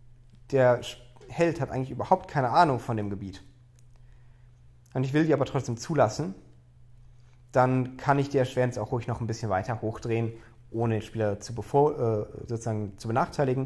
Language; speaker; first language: German; native; German